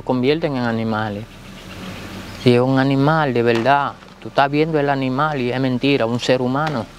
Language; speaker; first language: Spanish; early bilingual, other home language; Haitian Creole